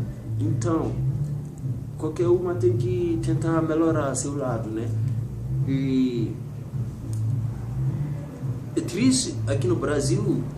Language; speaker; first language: Portuguese; non-native, learner; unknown